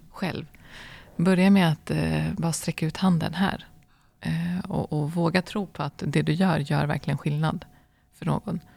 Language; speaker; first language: Swedish; early bilingual, other home language; Arabic